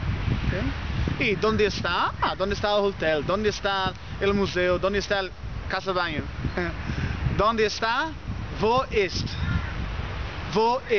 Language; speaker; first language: Spanish; non-native, learner; English